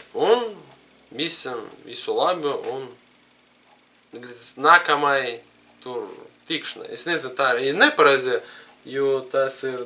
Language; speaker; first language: Latvian; non-native, learner; Russian